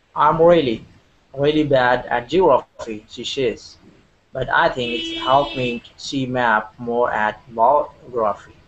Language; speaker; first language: English; non-native, learner; Spanish